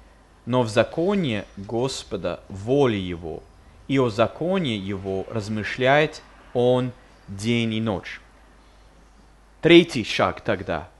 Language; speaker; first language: Russian; non-native, fluent; English